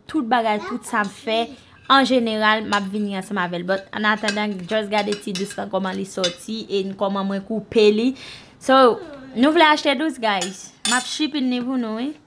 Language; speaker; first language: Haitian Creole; early bilingual, heritage; Haitian Creole